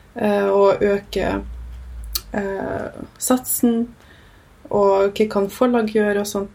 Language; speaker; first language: Norwegian; early bilingual, other home language; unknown